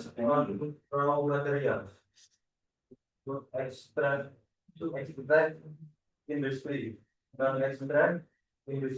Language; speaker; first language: English; non-native, learner; Indonesian